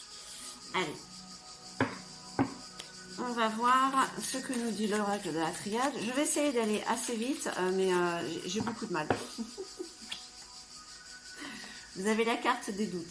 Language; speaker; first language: French; native; French